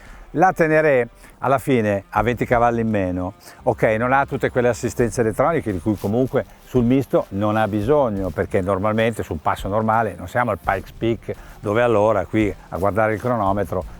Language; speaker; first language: Italian; native; Italian